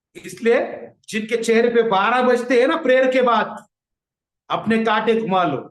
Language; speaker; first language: Hindi; non-native, local second language; Marathi